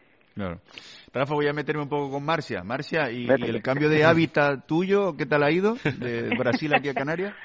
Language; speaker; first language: Spanish; native; Spanish